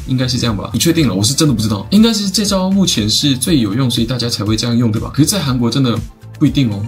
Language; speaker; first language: Chinese; non-native, fluent; Korean